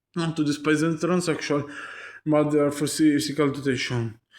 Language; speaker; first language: English; non-native, learner; Italian